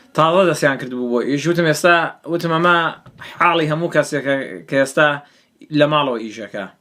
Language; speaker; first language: Central Kurdish; early bilingual, heritage; Central Kurdish